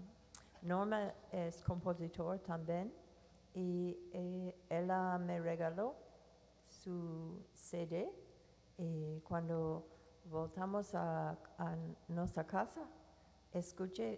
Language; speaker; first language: Portuguese; non-native, learner; English